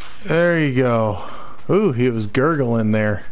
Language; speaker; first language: English; native; English